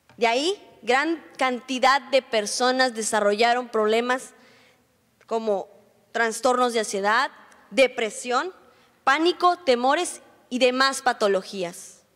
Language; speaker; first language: Spanish; native; Spanish